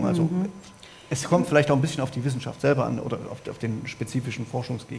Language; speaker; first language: German; native; German